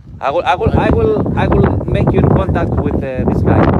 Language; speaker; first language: English; non-native, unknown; Greek